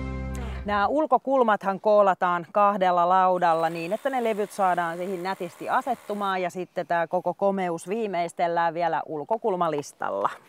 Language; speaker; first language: Finnish; native; Finnish